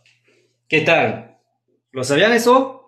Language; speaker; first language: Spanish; non-native, fluent; French